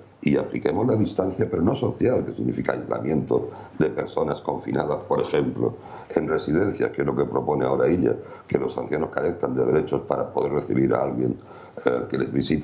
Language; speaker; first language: Spanish; native; Spanish